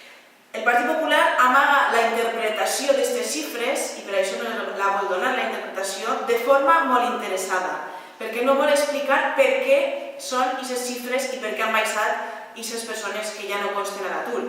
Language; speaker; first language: Catalan; native; Catalan